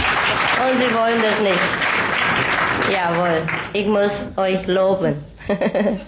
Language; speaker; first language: German; non-native, fluent; Vietnamese